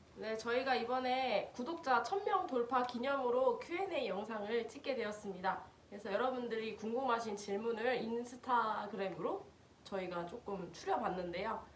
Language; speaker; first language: Korean; native; Korean